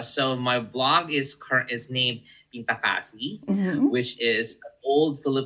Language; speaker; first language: English; non-native, local second language; Filipino